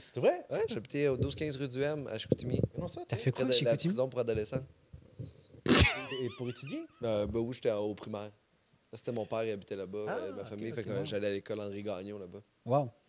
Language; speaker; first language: French; native; French